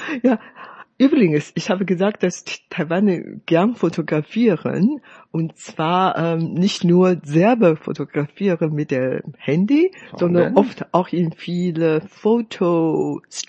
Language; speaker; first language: German; non-native, fluent; Chinese